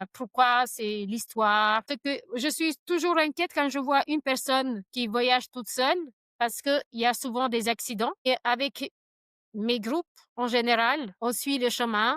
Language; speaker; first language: French; non-native, fluent; Albanian